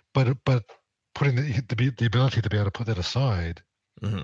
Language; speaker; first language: English; native; English